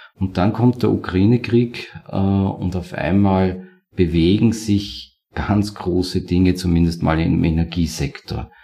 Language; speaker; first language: German; native; German